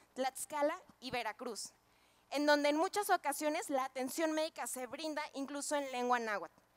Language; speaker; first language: Spanish; native; Spanish